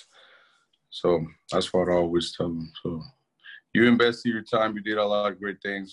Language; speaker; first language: English; non-native, fluent; Spanish